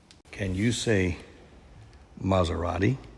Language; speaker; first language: English; native; English